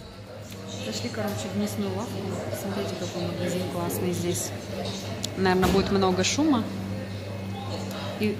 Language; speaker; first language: Russian; native; Russian